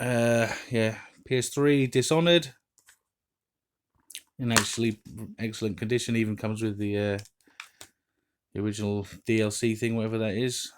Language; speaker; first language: English; native; English